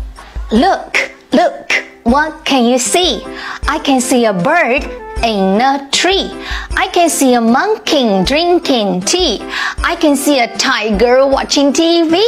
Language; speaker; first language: English; non-native, fluent; Chinese